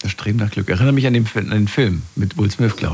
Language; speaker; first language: German; native; German